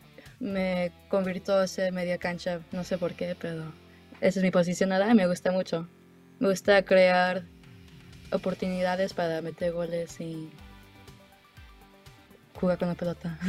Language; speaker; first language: Spanish; early bilingual, heritage; Spanish